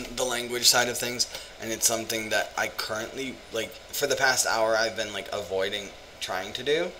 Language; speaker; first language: English; native; English